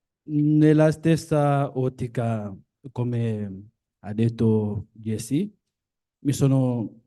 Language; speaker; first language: Italian; non-native, learner; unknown